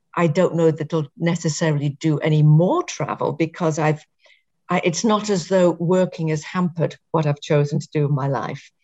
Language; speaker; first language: English; native; English